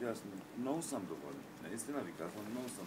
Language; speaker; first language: Bulgarian; non-native, learner; Arabic